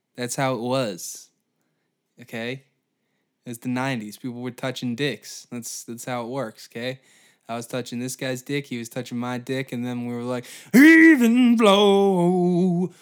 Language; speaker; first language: English; native; English